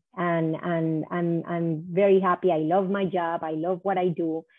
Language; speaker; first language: English; non-native, fluent; Spanish